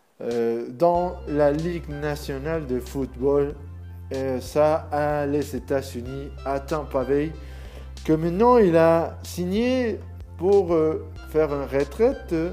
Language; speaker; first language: French; non-native, learner; Spanish